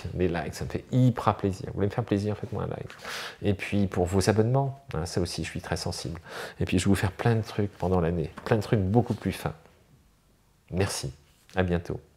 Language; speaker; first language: French; native; French